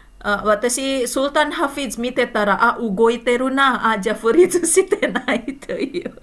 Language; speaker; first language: Japanese; non-native, fluent; Indonesian